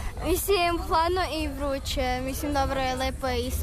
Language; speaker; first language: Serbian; early bilingual, heritage; Serbian